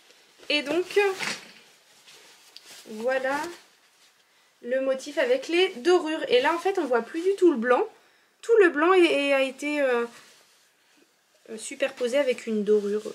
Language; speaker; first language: French; native; French